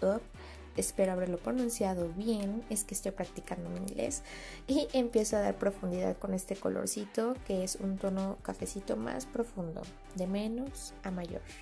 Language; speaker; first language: Spanish; native; Spanish